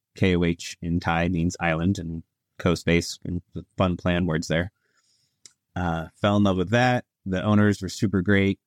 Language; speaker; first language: English; early bilingual, other home language; Italian